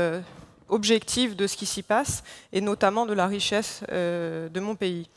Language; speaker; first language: French; non-native, local second language; Haitian Creole